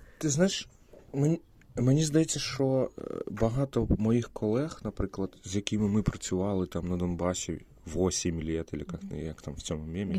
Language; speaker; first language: Ukrainian; non-native, local second language; Russian